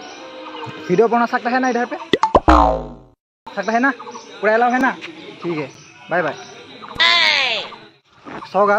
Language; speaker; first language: Hindi; non-native, local second language; Assamese